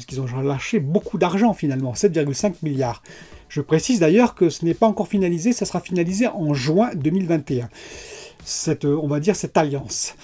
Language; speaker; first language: French; native; French